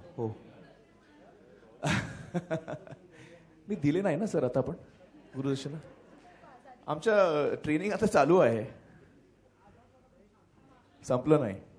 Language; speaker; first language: Marathi; non-native, local second language; Urdu